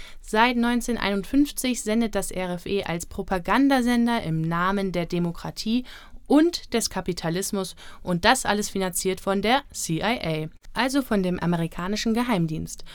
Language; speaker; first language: German; native; German